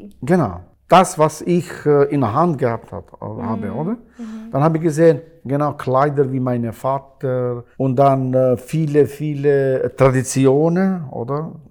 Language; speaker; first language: German; non-native, learner; Albanian